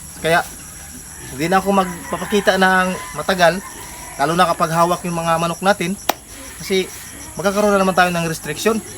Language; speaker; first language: Filipino; non-native, local second language; Cebuano